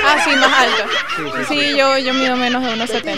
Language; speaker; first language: Spanish; native; Spanish